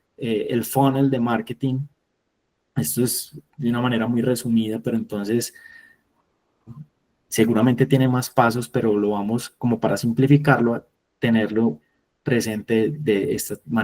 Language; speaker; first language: Spanish; native; Spanish